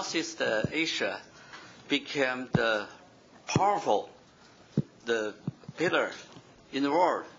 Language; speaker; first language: English; non-native, fluent; Chinese